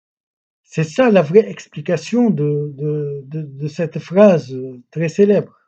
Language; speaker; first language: French; non-native, local second language; Arabic